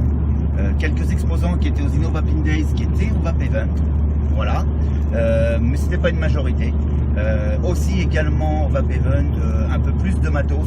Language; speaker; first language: French; native; French